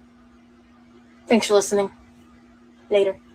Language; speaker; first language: English; native; English